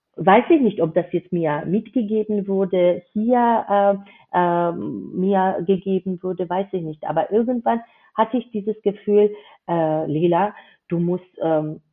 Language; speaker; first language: German; non-native, fluent; Georgian